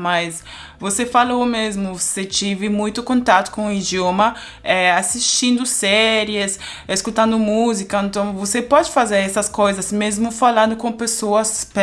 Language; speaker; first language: Portuguese; non-native, fluent; German